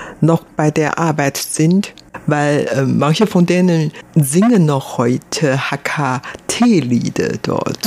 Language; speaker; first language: German; non-native, fluent; Hakka Chinese